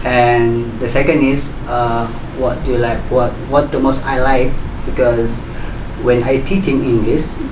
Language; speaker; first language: English; non-native, learner; Indonesian